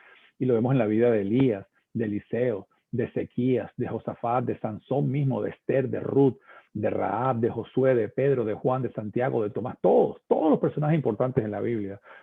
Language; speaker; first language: Spanish; native; Spanish